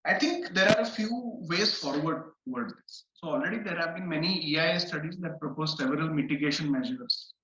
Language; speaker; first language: English; non-native, local second language; Hindi